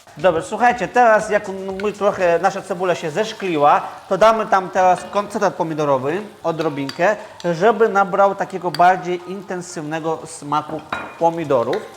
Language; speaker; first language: Polish; non-native, fluent; Georgian